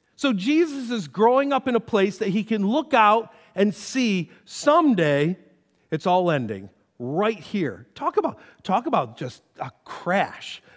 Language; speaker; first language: English; native; English